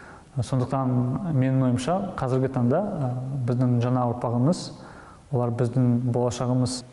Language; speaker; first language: Kazakh; non-native, local second language; Russian